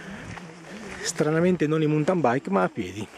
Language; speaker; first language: Italian; native; Italian